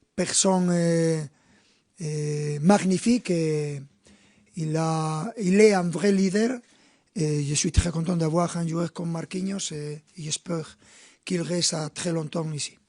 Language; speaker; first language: French; non-native, fluent; Spanish